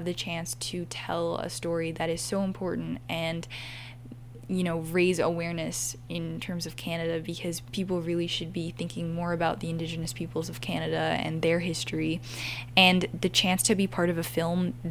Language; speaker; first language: English; native; English